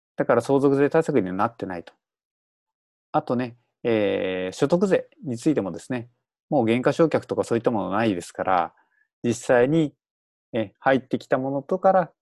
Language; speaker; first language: Japanese; native; Japanese